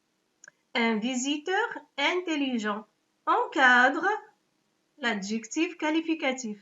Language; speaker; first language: French; non-native, local second language; Arabic